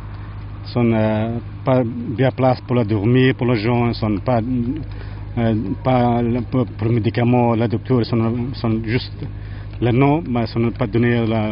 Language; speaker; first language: French; non-native, learner; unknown